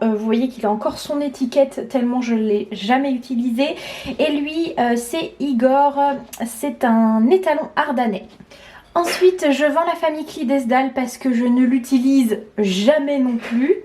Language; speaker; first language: French; native; French